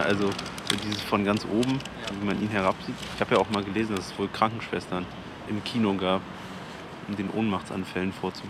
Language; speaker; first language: German; native; German